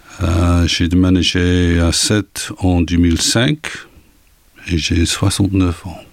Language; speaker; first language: French; non-native, learner; English